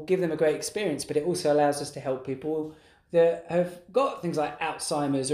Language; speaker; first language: English; native; English